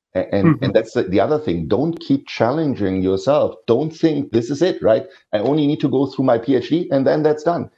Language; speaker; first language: English; non-native, fluent; German